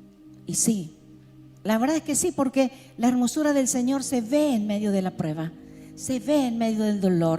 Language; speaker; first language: Spanish; native; Spanish